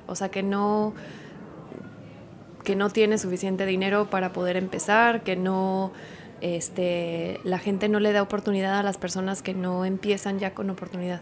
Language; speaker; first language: Spanish; early bilingual, heritage; Spanish